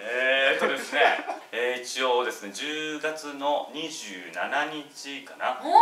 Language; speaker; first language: Japanese; native; Japanese